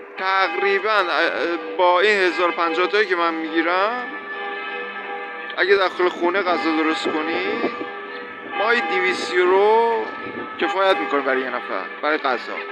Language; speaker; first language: Persian; native; Persian